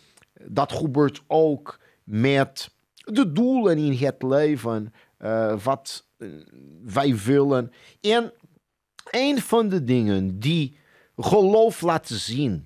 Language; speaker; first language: Dutch; non-native, fluent; Portuguese